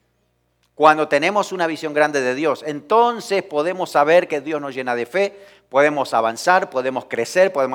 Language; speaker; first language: Spanish; native; Spanish